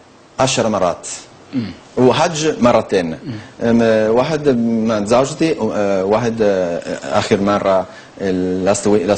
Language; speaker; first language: Arabic; non-native, learner; Italian